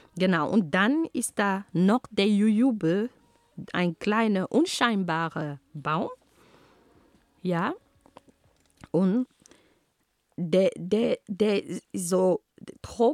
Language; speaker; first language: German; non-native, fluent; Ghomala